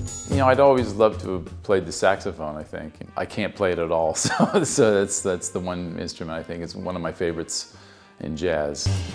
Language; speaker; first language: English; native; English